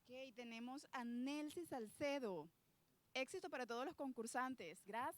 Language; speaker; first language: Spanish; native; Spanish